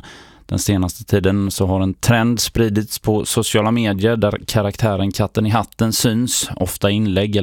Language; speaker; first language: Swedish; native; Swedish